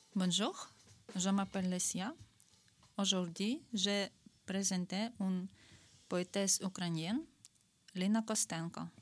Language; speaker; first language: French; non-native, learner; Ukrainian